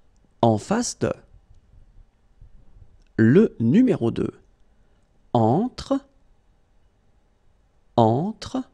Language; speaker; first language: French; native; French